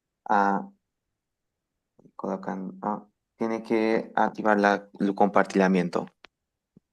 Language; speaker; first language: Spanish; non-native, fluent; Portuguese